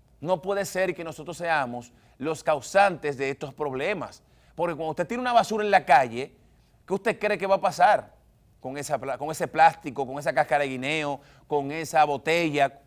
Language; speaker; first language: Spanish; native; Spanish